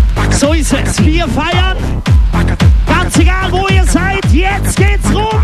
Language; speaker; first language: German; native; German